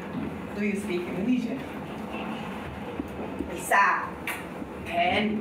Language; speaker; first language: English; non-native, fluent; German